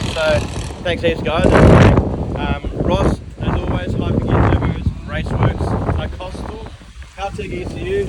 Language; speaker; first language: English; native; English